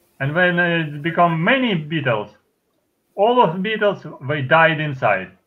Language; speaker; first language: English; non-native, fluent; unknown